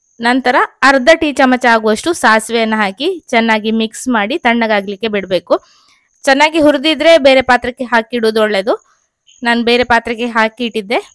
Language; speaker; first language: Kannada; native; Kannada